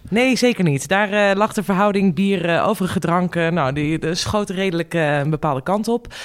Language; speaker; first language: Dutch; native; Dutch